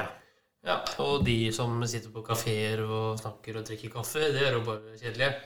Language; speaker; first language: Norwegian; native; Norwegian